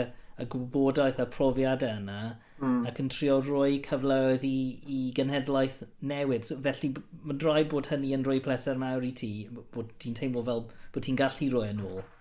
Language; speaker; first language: Welsh; non-native, local second language; English